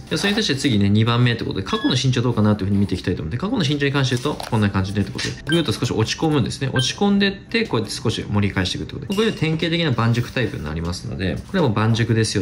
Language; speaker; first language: Japanese; native; Japanese